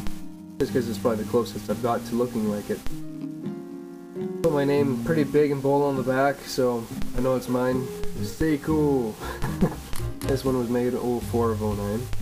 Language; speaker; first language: English; native; English